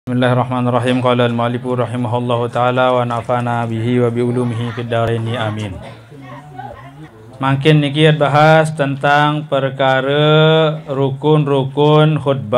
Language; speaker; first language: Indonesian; non-native, local second language; Sasak